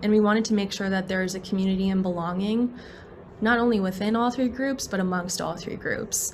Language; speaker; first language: English; native; English